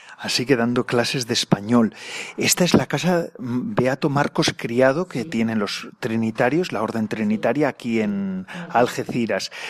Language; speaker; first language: Spanish; native; Spanish